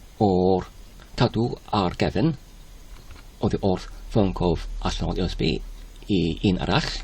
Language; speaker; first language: Welsh; non-native, learner; Polish